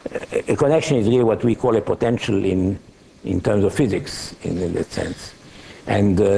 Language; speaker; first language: English; non-native, fluent; Hebrew